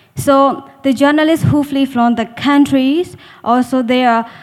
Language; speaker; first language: English; non-native, learner; Burmese